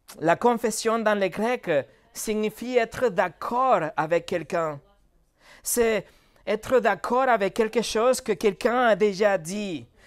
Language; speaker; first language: French; non-native, fluent; Spanish